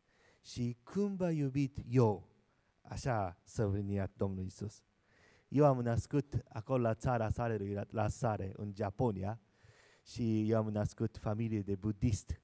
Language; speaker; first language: Romanian; non-native, learner; Japanese